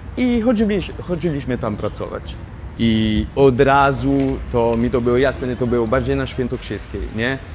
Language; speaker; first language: Polish; non-native, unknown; Italian